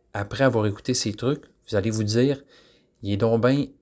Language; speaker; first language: French; native; French